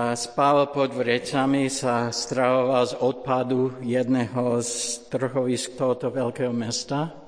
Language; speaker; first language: Slovak; non-native, fluent; English